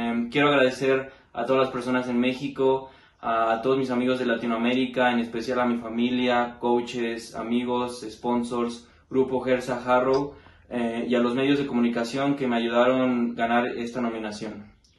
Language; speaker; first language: Spanish; native; Spanish